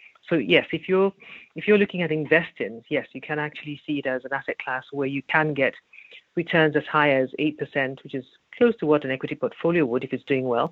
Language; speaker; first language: English; non-native, local second language; Yoruba